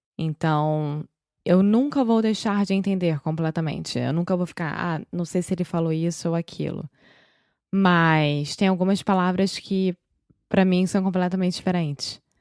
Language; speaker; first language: Portuguese; native; Portuguese